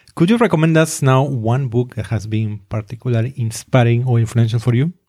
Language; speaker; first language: English; non-native, fluent; Spanish